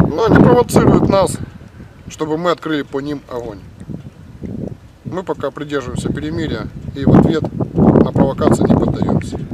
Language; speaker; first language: Russian; native; Russian